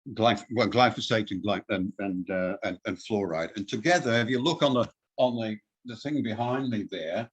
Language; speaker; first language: English; native; English